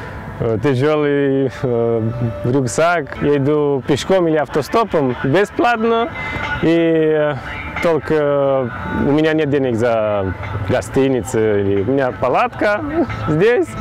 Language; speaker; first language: Russian; non-native, learner; Romanian